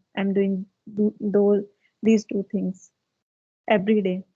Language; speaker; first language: English; non-native, fluent; Hindi